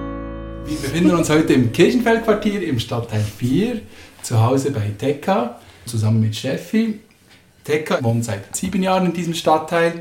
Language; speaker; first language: German; native; German